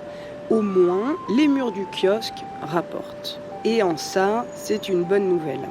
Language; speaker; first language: French; native; French